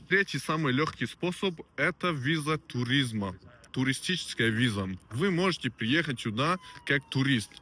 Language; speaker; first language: Russian; non-native, local second language; Tajik